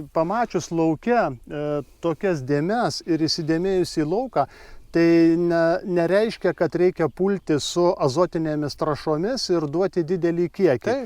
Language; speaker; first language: Lithuanian; native; Lithuanian